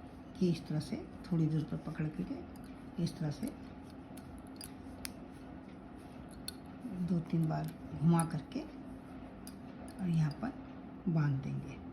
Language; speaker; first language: Hindi; native; Hindi